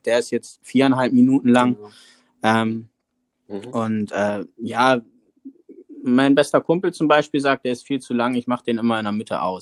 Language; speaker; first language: German; native; German